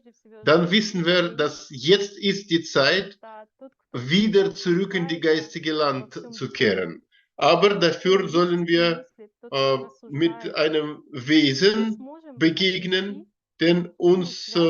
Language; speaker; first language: German; non-native, learner; Russian